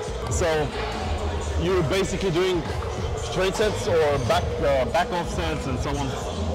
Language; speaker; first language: English; non-native, fluent; Bulgarian